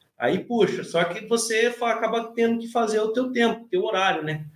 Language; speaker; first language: Portuguese; native; Portuguese